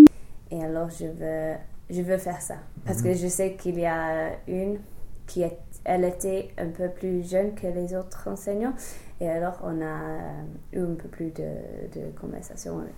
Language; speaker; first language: French; non-native, fluent; English